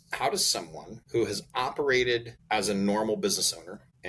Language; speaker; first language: English; native; English